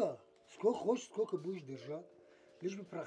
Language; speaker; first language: Russian; non-native, local second language; Tajik